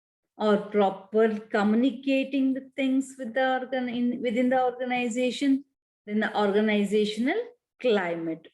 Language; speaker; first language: English; non-native, local second language; Kannada